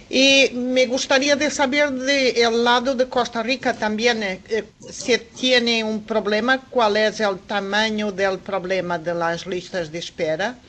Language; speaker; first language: Spanish; non-native, fluent; Portuguese